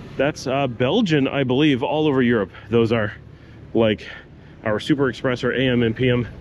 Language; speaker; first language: English; native; English